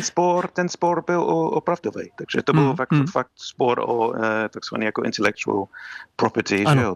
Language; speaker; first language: Czech; non-native, fluent; English